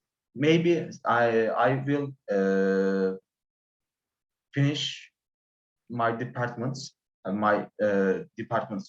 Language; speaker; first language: English; non-native, learner; Turkish